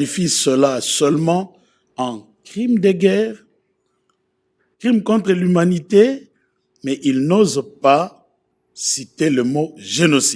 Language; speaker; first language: French; non-native, local second language; Lingala